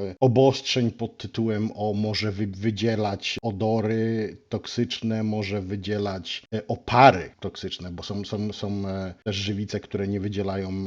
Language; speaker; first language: Polish; native; Polish